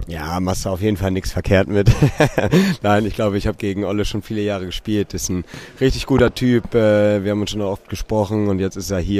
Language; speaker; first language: German; native; German